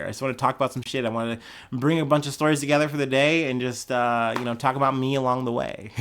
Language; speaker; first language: English; native; English